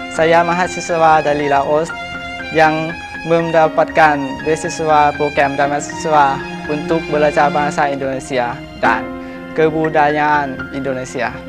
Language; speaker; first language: Indonesian; non-native, learner; Lao